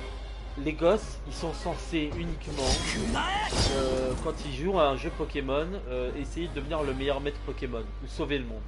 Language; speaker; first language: French; native; French